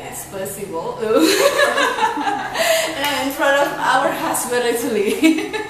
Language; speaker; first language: English; non-native, learner; Indonesian